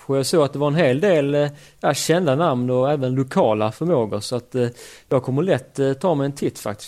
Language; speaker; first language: Swedish; native; Swedish